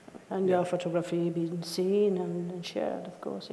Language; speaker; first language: English; non-native, fluent; Spanish